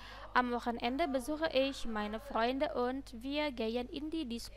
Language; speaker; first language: German; non-native, learner; Indonesian